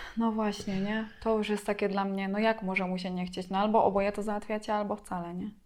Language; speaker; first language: Polish; native; Polish